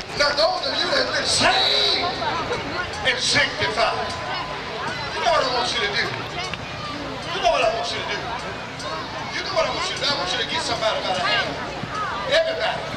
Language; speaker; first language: English; native; English